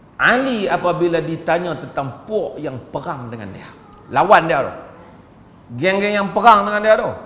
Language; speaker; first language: Malay; native; Malay